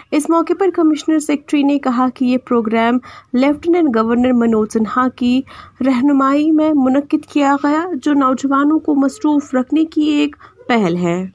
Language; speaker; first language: Urdu; non-native, local second language; Kashmiri